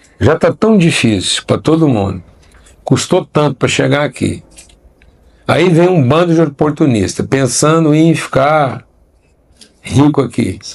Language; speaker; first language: Portuguese; native; Portuguese